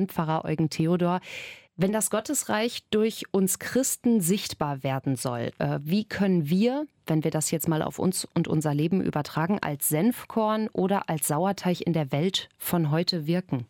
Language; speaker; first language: German; native; German